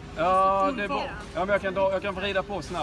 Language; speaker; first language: Swedish; native; Swedish